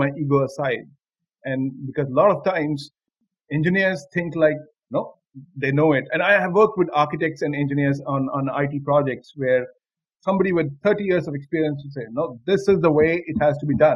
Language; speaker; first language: English; non-native, local second language; Hindi